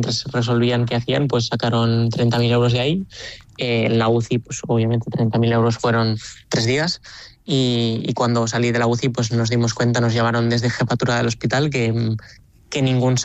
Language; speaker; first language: Spanish; native; Spanish